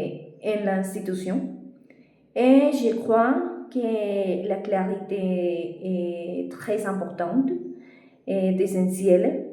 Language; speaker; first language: French; non-native, fluent; Spanish